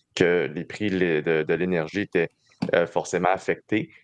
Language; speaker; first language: French; native; French